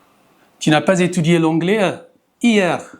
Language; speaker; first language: French; non-native, fluent; Amharic